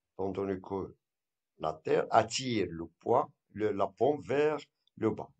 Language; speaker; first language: French; non-native, local second language; Arabic